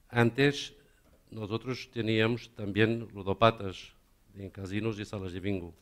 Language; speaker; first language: Spanish; non-native, learner; Portuguese